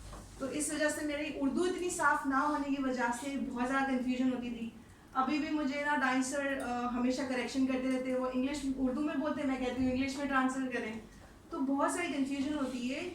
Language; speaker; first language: Urdu; non-native, local second language; Gujarati